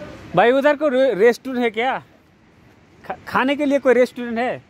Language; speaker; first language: Hindi; non-native, learner; Bangla